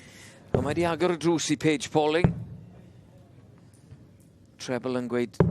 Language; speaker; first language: Welsh; native; Welsh